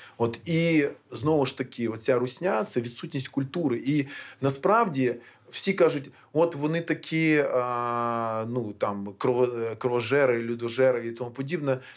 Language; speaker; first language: Ukrainian; non-native, local second language; Russian